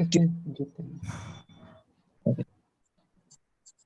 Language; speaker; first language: French; non-native, learner; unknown